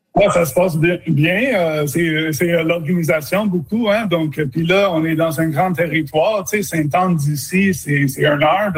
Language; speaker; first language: French; native; French